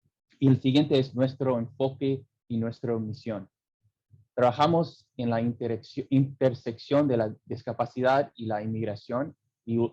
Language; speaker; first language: Spanish; early bilingual, heritage; English